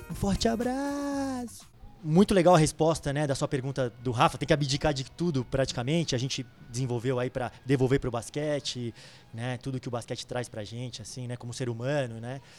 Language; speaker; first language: Portuguese; native; Portuguese